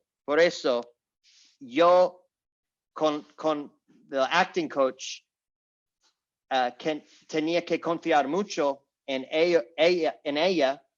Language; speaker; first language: Spanish; non-native, learner; English